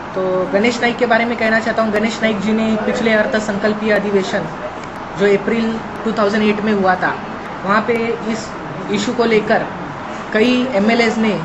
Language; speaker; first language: Hindi; non-native, local second language; Marathi